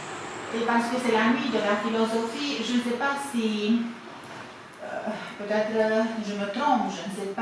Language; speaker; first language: French; non-native, fluent; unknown